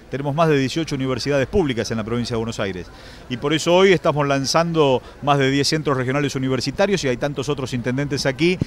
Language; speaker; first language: Spanish; native; Spanish